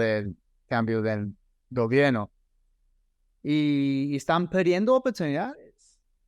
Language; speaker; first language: Spanish; non-native, fluent; English